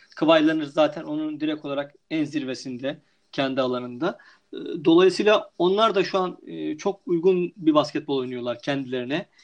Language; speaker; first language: Turkish; native; Turkish